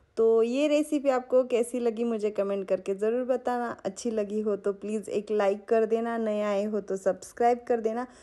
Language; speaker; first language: Hindi; non-native, local second language; Marathi